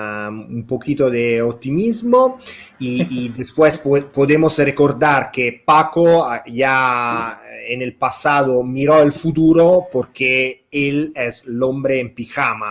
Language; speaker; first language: Spanish; non-native, fluent; Italian